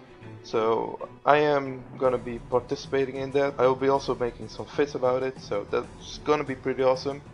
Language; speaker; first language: English; non-native, fluent; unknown